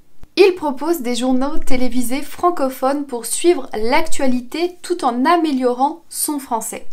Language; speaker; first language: French; native; French